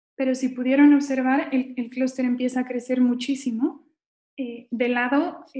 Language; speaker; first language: Spanish; native; Spanish